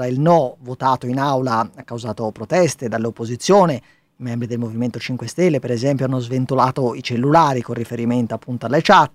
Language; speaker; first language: Italian; native; Italian